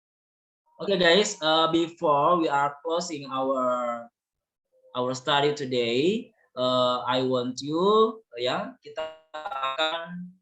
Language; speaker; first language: English; non-native, learner; Indonesian